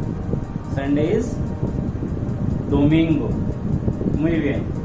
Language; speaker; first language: Spanish; non-native, learner; Hindi